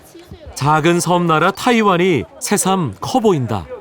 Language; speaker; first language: Korean; native; Korean